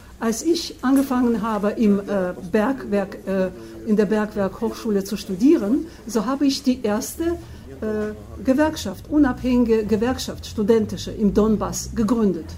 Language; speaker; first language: German; non-native, fluent; Ukrainian